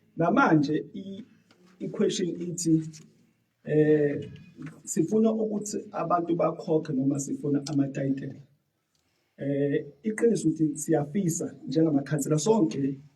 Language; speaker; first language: Zulu; native; Zulu